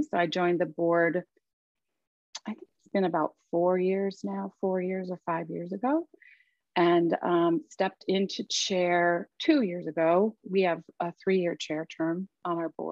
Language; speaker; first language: English; native; English